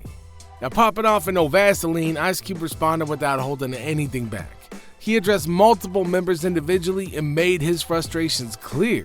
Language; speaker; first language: English; native; English